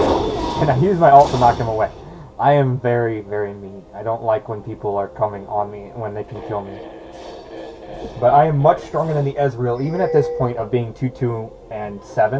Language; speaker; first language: English; native; English